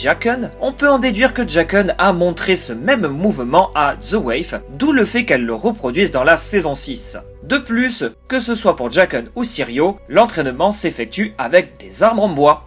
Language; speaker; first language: French; native; French